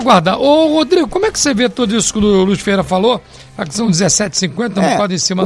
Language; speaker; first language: Portuguese; native; Portuguese